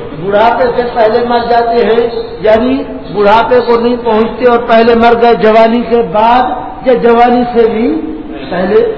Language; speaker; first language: Urdu; non-native, local second language; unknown